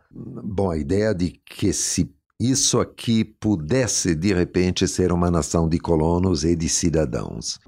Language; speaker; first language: Portuguese; non-native, fluent; Italian